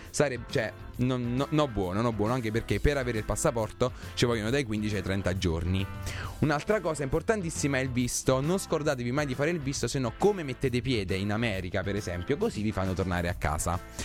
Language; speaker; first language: Italian; native; Italian